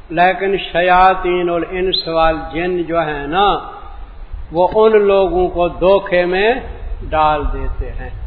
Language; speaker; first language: Urdu; non-native, local second language; Punjabi